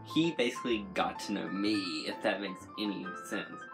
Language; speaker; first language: English; native; English